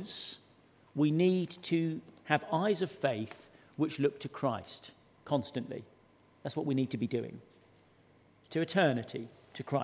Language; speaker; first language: English; native; English